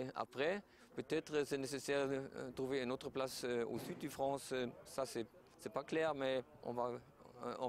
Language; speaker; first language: French; non-native, learner; German